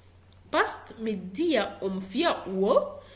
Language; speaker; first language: German; non-native, fluent; Arabic